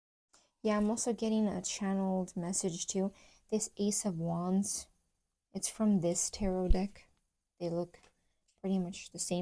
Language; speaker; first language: English; native; English